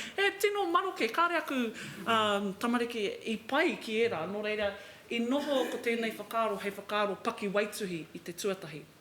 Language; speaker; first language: Māori; non-native, local second language; English